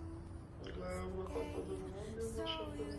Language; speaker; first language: Portuguese; native; Portuguese